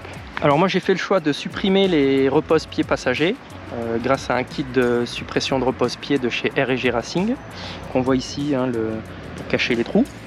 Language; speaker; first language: French; native; French